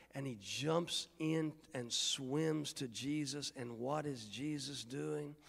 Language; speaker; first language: English; native; English